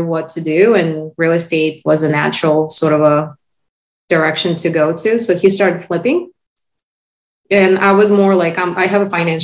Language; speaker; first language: English; non-native, fluent; Russian